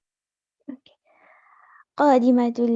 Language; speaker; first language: Arabic; non-native, learner; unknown